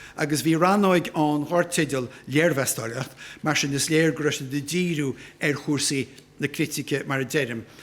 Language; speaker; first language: Irish; native; Irish